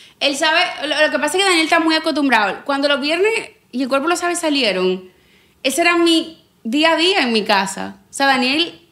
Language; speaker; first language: Spanish; native; Spanish